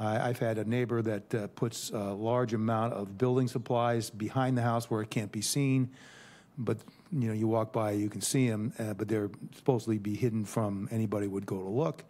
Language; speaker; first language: English; native; English